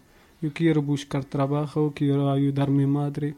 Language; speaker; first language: Spanish; non-native, learner; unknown